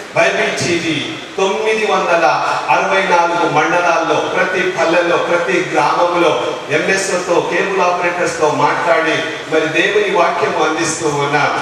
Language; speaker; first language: Telugu; non-native, local second language; Lambadi